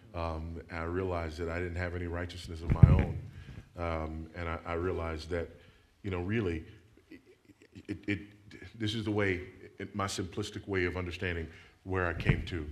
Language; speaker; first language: English; native; English